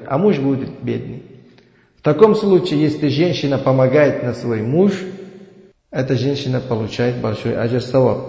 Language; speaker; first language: Russian; non-native, learner; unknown